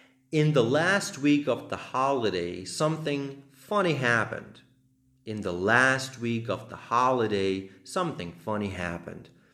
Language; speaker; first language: English; non-native, fluent; Slovak